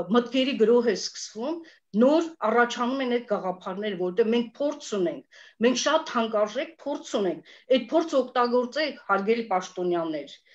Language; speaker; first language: Armenian; native; Armenian